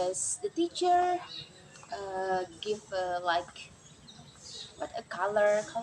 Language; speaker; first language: English; non-native, learner; Indonesian